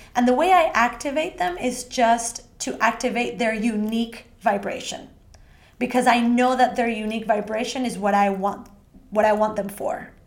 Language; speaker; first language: English; non-native, fluent; Spanish